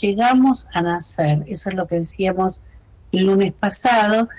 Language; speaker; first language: Spanish; native; Spanish